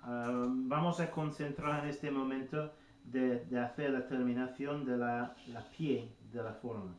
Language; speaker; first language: Spanish; non-native, learner; English